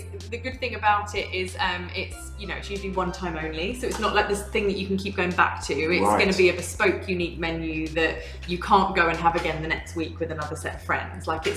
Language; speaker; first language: English; native; English